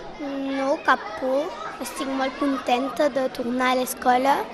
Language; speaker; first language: Catalan; non-native, local second language; French